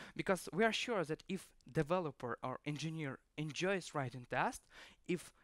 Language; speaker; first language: English; non-native, fluent; Ukrainian